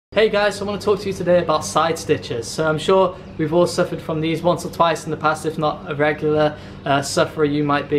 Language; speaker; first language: English; native; English